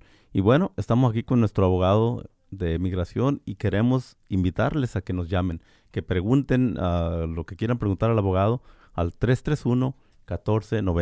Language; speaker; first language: Spanish; native; Spanish